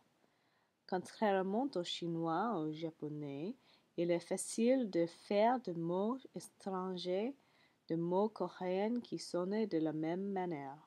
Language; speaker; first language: French; non-native, learner; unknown